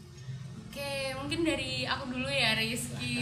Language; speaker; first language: Indonesian; native; Indonesian